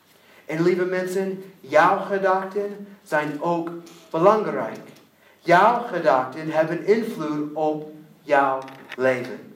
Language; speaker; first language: Dutch; non-native, learner; English